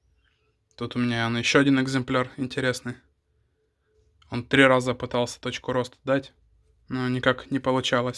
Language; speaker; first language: Russian; native; Russian